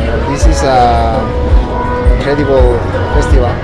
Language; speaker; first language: English; non-native, learner; Spanish